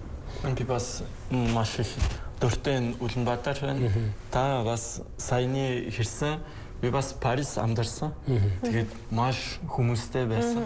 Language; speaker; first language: Mongolian; non-native, learner; French